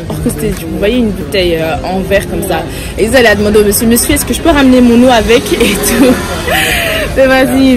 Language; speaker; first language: French; native; French